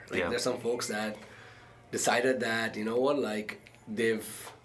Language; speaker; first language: English; early bilingual, other home language; Arabic